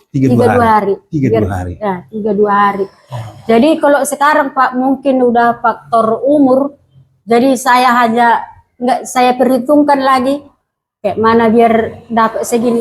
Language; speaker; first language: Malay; non-native, local second language; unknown